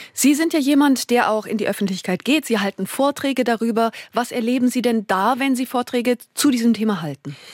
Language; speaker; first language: German; native; German